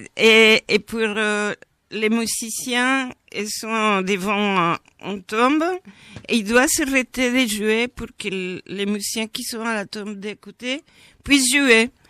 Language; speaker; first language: French; non-native, fluent; Spanish